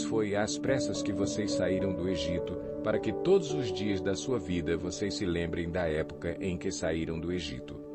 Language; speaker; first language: Portuguese; native; Portuguese